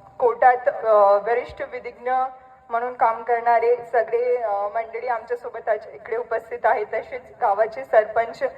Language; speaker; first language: Marathi; non-native, local second language; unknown